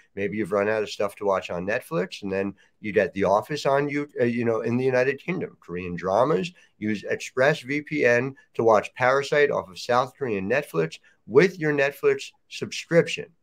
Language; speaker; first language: English; native; English